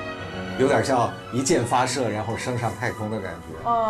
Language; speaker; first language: Chinese; native; Chinese